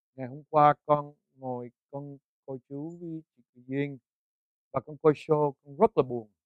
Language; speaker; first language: Vietnamese; early bilingual, other home language; English